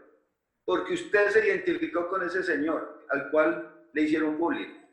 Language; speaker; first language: Spanish; native; Spanish